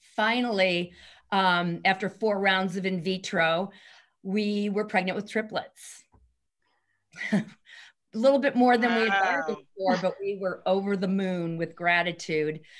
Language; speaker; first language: English; native; English